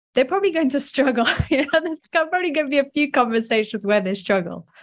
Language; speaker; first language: English; non-native, fluent; French